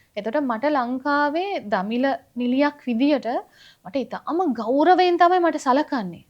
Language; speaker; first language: Sinhala; non-native, local second language; Tamil